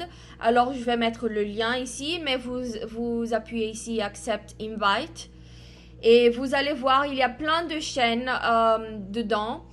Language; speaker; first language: French; non-native, fluent; Portuguese